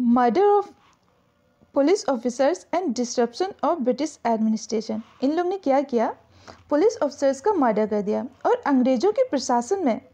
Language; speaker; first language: Hindi; native; Hindi